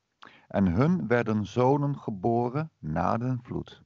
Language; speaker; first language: Dutch; native; Dutch